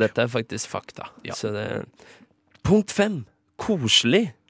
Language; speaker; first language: Norwegian; native; Norwegian